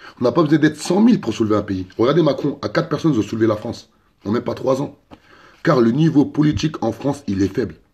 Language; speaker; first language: French; early bilingual, other home language; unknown